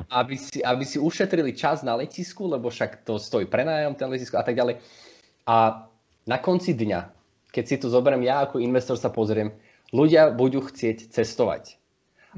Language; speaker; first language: Slovak; early bilingual, heritage; Slovak